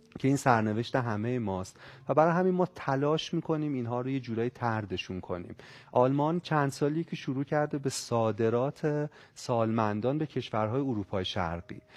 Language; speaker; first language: Persian; native; Persian